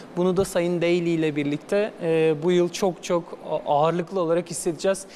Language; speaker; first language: Turkish; native; Turkish